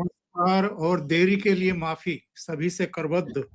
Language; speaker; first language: Hindi; native; Hindi